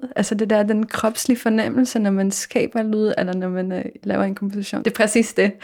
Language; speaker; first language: Danish; non-native, fluent; Polish